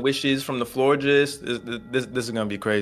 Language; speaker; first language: English; native; English